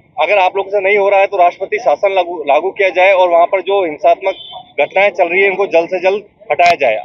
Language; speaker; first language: Hindi; native; Hindi